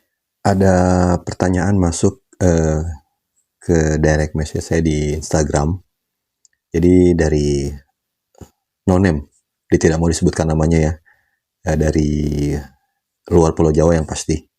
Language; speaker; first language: Indonesian; native; Indonesian